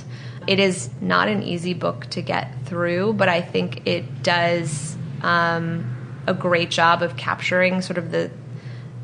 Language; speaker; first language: English; native; English